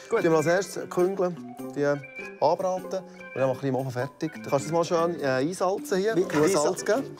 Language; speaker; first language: German; native; German